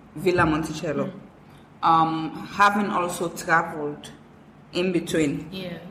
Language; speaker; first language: English; non-native, local second language; Fula